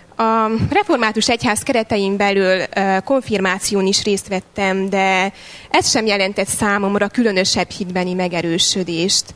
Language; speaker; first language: Hungarian; native; Hungarian